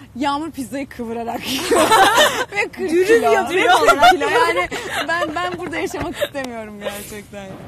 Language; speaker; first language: Turkish; native; Turkish